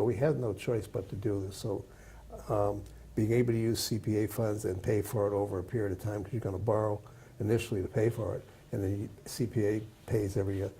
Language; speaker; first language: English; native; English